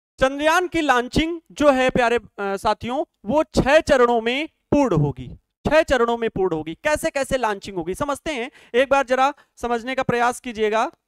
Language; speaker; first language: Hindi; native; Hindi